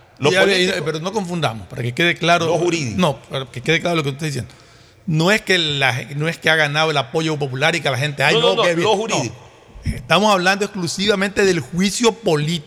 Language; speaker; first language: Spanish; native; Spanish